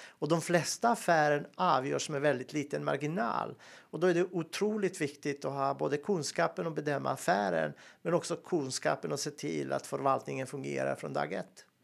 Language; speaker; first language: Swedish; non-native, fluent; Serbian